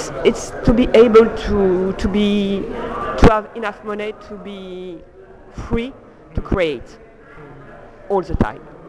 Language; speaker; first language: English; non-native, learner; French